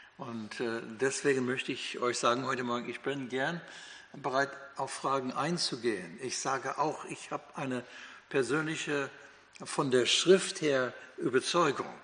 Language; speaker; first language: German; non-native, fluent; English